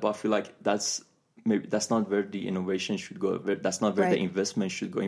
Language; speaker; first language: English; non-native, fluent; Persian